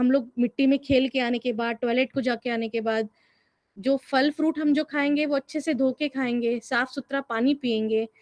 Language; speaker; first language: Hindi; non-native, local second language; Marathi